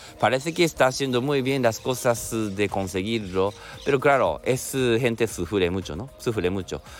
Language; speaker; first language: Spanish; non-native, learner; Japanese